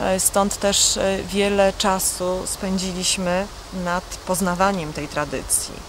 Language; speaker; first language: Polish; native; Polish